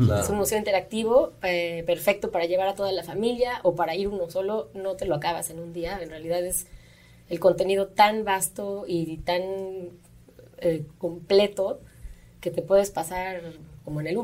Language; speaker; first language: Spanish; native; Spanish